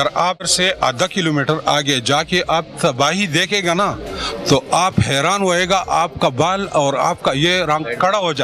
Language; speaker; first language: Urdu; non-native, local second language; Pashto